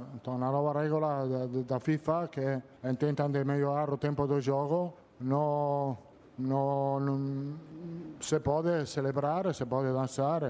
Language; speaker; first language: Portuguese; non-native, learner; Italian